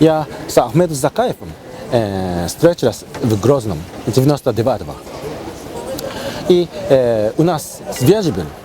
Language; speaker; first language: Russian; non-native, learner; Japanese